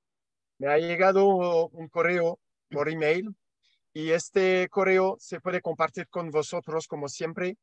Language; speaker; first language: Spanish; non-native, learner; French